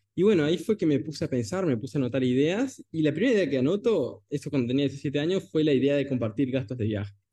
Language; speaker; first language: Spanish; native; Spanish